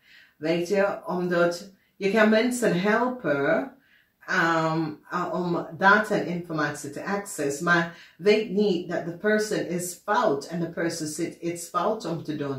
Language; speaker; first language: Dutch; non-native, fluent; English